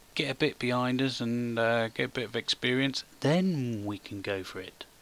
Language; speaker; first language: English; native; English